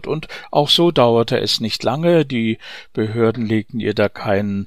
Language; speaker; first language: German; native; German